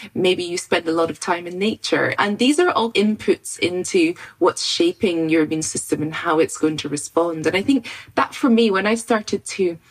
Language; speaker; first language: English; native; English